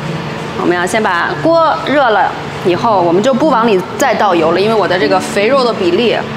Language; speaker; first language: Chinese; native; Chinese